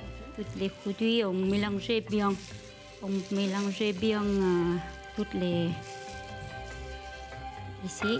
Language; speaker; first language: French; non-native, learner; Vietnamese